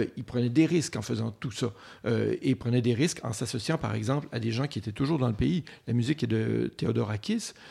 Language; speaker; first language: French; native; French